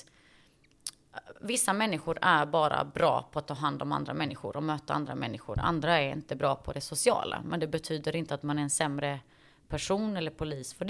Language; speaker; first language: Swedish; early bilingual, other home language; Bosnian